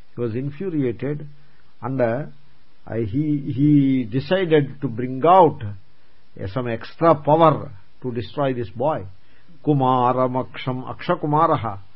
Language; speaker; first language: English; non-native, local second language; Telugu